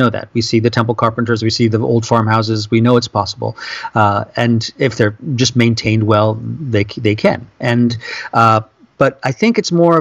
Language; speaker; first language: English; native; English